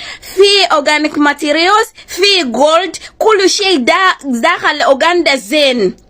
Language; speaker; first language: Arabic; non-native, learner; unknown